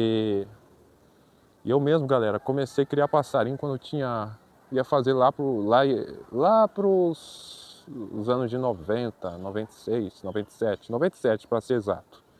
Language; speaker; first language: Portuguese; native; Portuguese